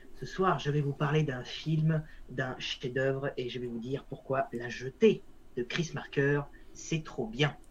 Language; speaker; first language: French; native; French